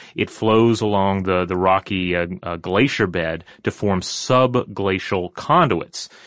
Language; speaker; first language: English; native; English